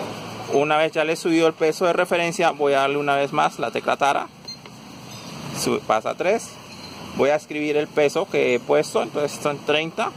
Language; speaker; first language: Spanish; native; Spanish